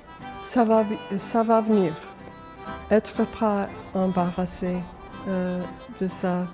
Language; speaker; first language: French; non-native, local second language; English